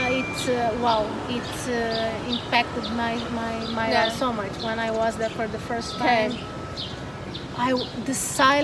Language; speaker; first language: English; non-native, learner; Portuguese